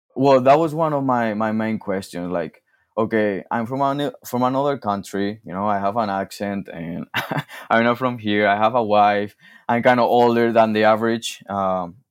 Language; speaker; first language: English; non-native, fluent; Spanish